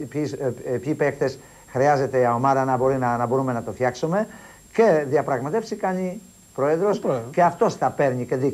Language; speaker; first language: Greek; non-native, fluent; Polish